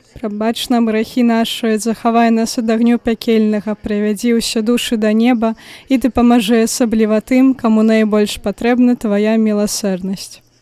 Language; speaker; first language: Belarusian; native; Belarusian